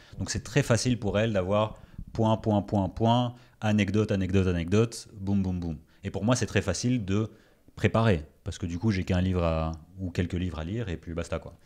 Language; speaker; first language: French; early bilingual, other home language; Greek